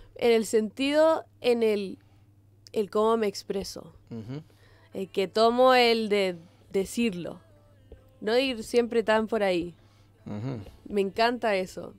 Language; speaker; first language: Spanish; native; Spanish